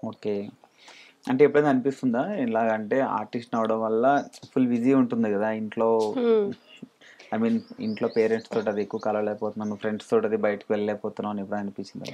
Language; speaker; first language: Telugu; native; Telugu